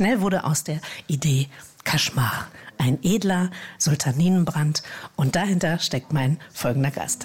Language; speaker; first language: German; native; German